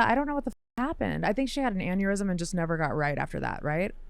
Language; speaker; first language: English; native; English